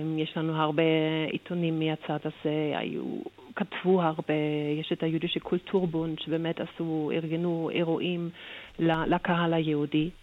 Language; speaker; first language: Hebrew; non-native, fluent; German